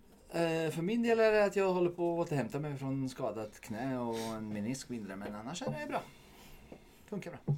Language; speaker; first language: Swedish; non-native, fluent; Bosnian